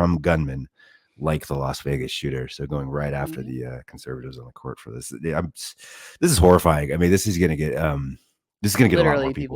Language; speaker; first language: English; native; English